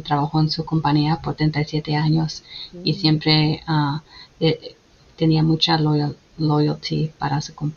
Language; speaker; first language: Spanish; early bilingual, heritage; Spanish